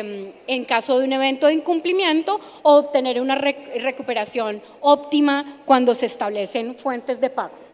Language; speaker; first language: Spanish; native; Spanish